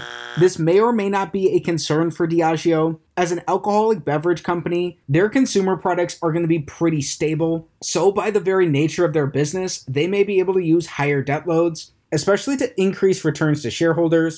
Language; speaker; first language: English; native; English